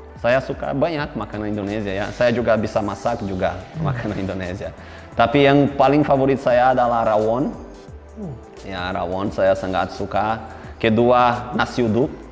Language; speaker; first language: Indonesian; non-native, fluent; Portuguese